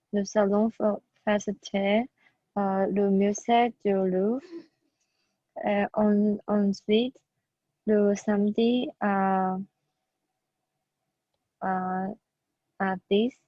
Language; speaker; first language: French; non-native, learner; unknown